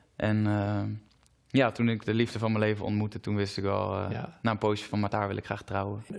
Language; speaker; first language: Dutch; native; Dutch